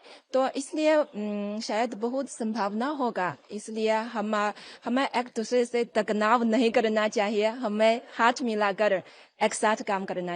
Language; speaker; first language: Hindi; non-native, fluent; Chinese